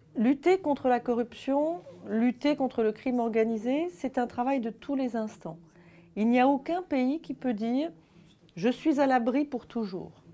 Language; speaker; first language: French; native; French